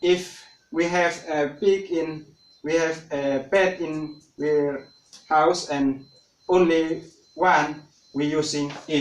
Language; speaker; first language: English; non-native, learner; Indonesian